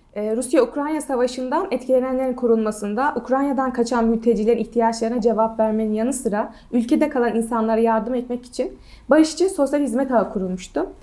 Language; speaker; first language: Turkish; native; Turkish